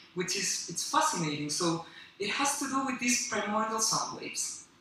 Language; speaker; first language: English; non-native, fluent; Spanish